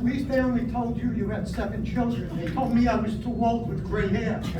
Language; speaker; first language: English; native; English